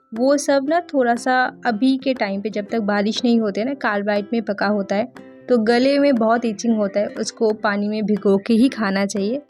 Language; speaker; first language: Hindi; non-native, local second language; Bangla